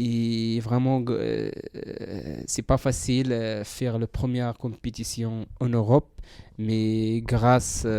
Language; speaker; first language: French; non-native, learner; Central Atlas Tamazight